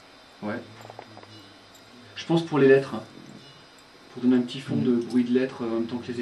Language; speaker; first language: French; native; French